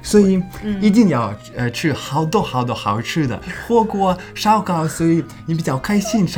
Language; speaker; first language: Chinese; non-native, learner; English